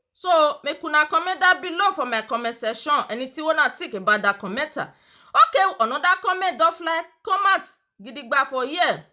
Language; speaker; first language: Nigerian Pidgin; non-native, local second language; Yoruba